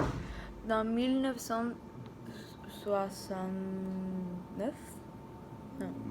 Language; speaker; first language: French; non-native, learner; Spanish